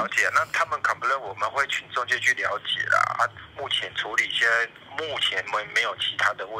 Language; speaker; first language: Chinese; native; Chinese